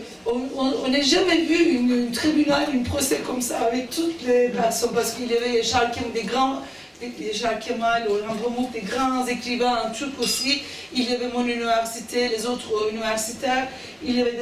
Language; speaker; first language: French; non-native, fluent; Turkish